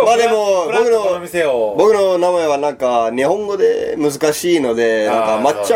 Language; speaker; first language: Japanese; non-native, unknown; Swedish